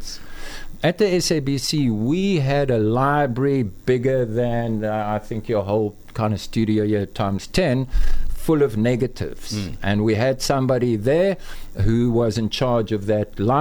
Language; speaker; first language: English; native; English